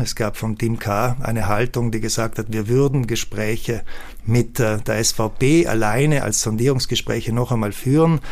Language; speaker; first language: German; native; German